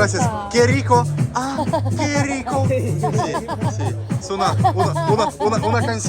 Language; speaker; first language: Spanish; non-native, learner; Russian